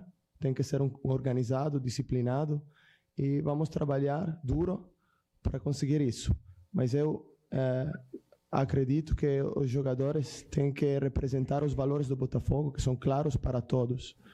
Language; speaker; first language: Portuguese; non-native, fluent; Italian